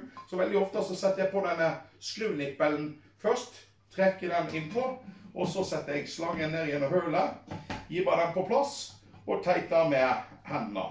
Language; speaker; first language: Norwegian; native; Norwegian